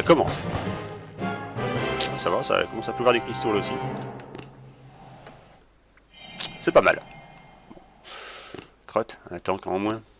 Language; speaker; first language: French; native; French